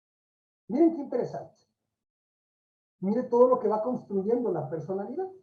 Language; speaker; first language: Spanish; native; Spanish